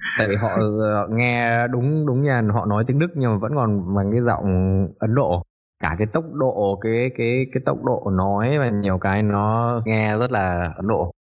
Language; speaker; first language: Vietnamese; native; Vietnamese